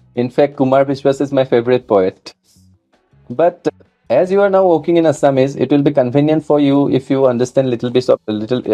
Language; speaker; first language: English; non-native, local second language; Assamese